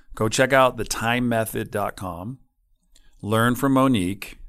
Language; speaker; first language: English; non-native, fluent; German